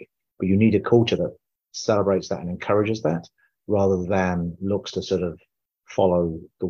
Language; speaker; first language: English; native; English